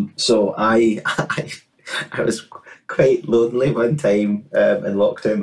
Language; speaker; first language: English; native; English